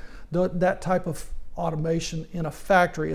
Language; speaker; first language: English; native; English